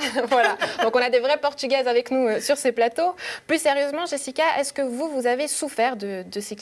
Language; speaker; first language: French; native; French